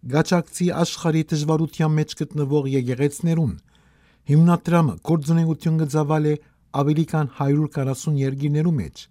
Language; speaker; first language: Armenian; early bilingual, heritage; Armenian